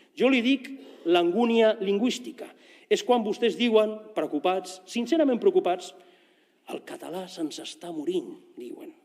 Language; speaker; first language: Catalan; non-native, local second language; Spanish